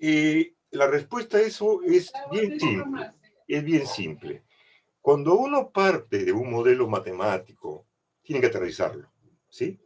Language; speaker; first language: Spanish; native; Spanish